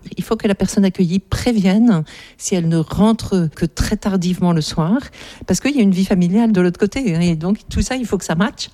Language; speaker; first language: French; native; French